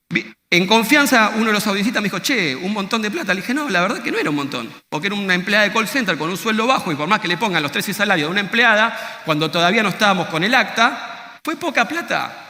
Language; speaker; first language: Spanish; native; Spanish